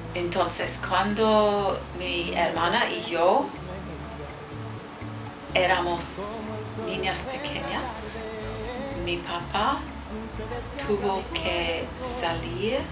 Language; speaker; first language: Spanish; non-native, learner; English